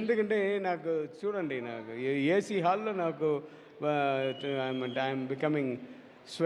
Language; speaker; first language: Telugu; non-native, learner; Tamil